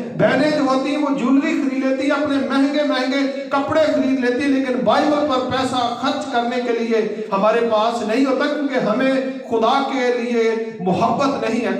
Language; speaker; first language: Urdu; non-native, local second language; Punjabi